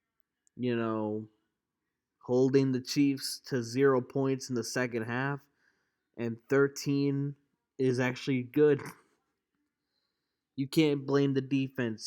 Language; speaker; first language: English; native; English